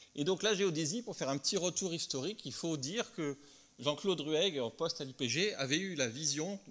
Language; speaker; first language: French; native; French